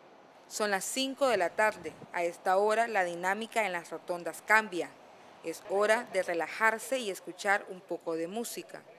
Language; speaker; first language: Spanish; native; Spanish